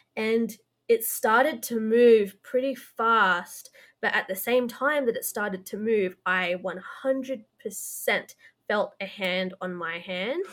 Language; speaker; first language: English; native; English